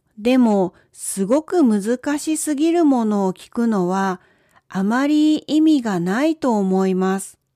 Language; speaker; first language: Japanese; native; Japanese